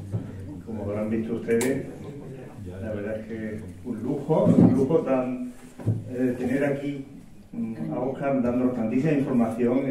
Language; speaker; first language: Spanish; native; Spanish